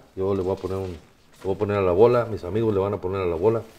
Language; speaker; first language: Spanish; native; Spanish